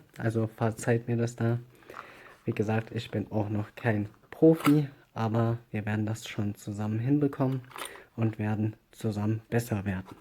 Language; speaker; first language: German; native; German